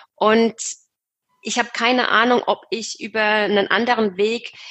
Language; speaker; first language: German; native; German